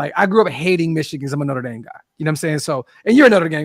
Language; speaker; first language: English; native; English